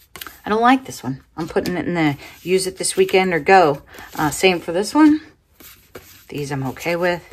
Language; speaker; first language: English; native; English